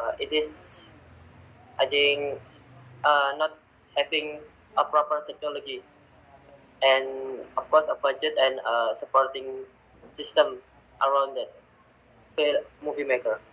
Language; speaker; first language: English; non-native, learner; Indonesian